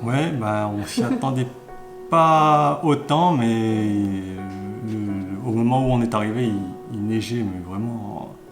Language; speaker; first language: French; native; French